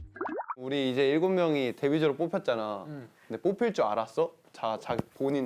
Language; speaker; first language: Korean; native; Korean